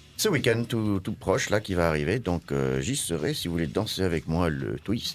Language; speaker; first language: French; native; French